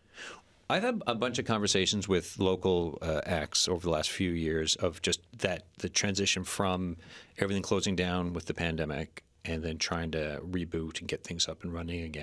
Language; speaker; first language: English; native; English